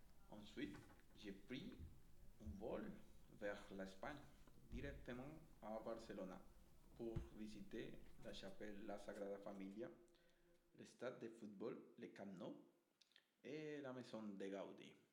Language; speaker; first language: French; non-native, fluent; Spanish